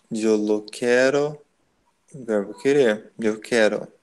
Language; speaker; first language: Spanish; non-native, learner; Portuguese